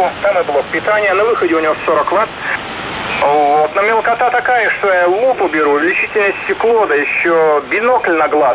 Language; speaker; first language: Russian; native; Russian